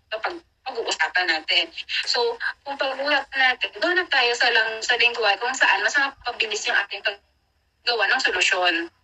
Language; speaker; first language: Filipino; native; Filipino